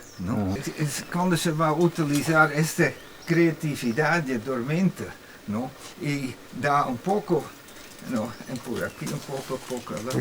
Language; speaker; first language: Portuguese; non-native, fluent; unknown